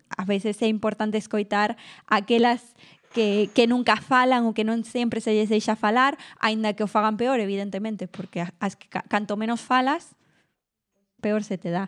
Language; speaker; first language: Galician; non-native, local second language; Spanish